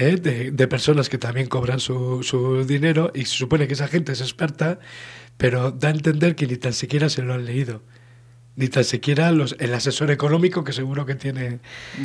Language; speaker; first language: Spanish; native; Spanish